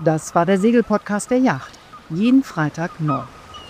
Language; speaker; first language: German; native; German